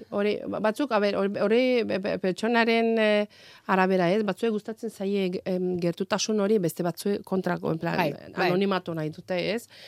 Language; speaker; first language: Basque; non-native, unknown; Azerbaijani